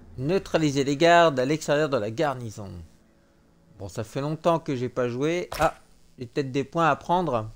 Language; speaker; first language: French; native; French